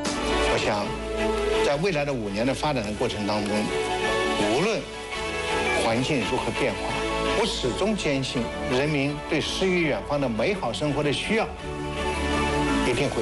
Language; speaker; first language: Chinese; native; Chinese